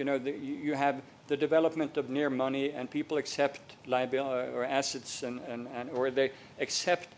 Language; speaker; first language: English; non-native, fluent; Norwegian